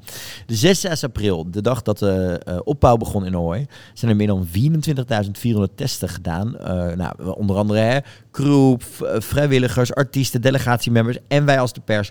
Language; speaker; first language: Dutch; native; Dutch